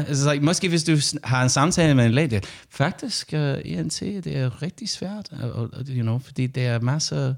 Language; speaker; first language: Danish; non-native, learner; English